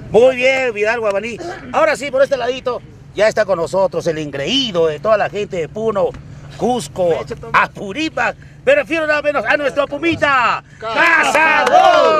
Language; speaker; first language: Spanish; native; Spanish